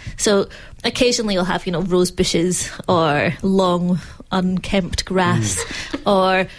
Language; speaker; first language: English; native; English